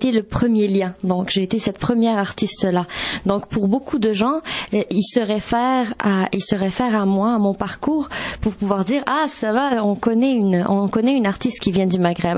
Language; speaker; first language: French; non-native, local second language; Arabic